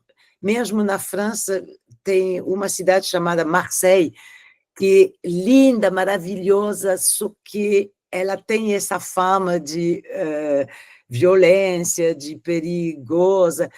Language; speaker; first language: Portuguese; non-native, fluent; French